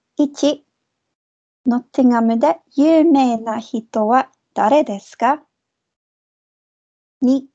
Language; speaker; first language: Japanese; non-native, fluent; English